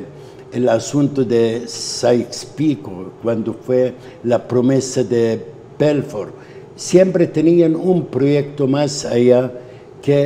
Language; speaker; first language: Spanish; non-native, fluent; Arabic